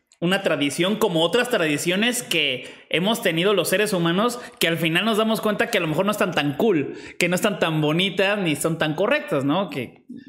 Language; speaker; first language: Spanish; native; Spanish